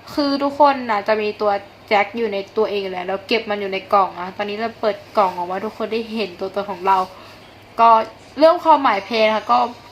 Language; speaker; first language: Thai; native; Thai